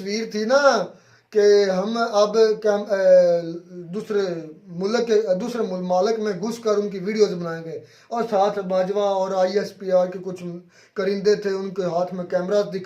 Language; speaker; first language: Urdu; non-native, local second language; Kashmiri